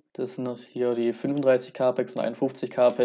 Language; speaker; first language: German; native; German